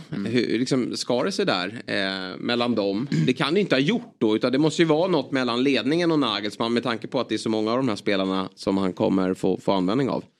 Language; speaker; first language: Swedish; native; Swedish